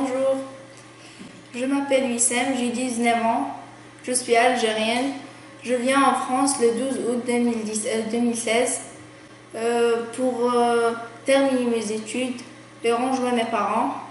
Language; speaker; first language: French; non-native, learner; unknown